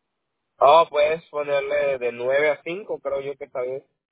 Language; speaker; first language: Spanish; native; Spanish